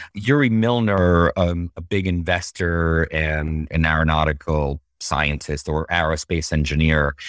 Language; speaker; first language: English; early bilingual, other home language; Russian